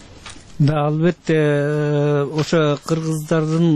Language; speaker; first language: Kyrgyz; native; Kyrgyz